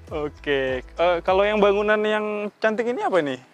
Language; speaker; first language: Indonesian; native; Indonesian